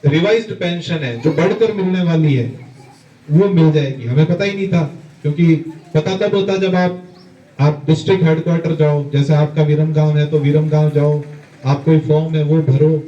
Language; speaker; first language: Hindi; native; Hindi